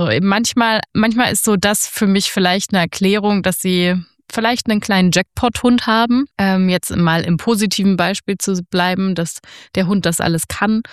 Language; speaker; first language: German; native; German